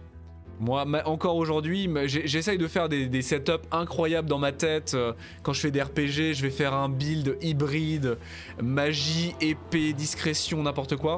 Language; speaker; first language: French; native; French